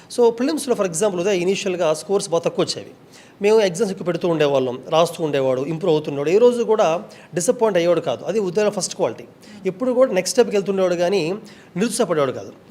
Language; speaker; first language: Telugu; native; Telugu